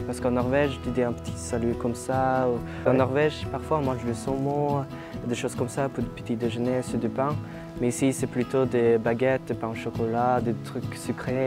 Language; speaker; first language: French; non-native, fluent; Norwegian